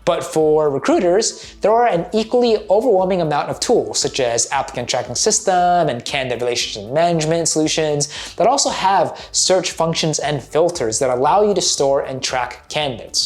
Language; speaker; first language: English; native; English